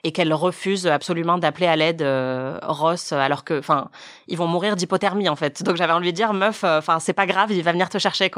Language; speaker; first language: French; native; French